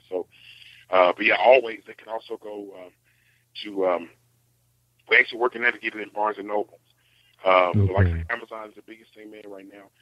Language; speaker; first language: English; native; English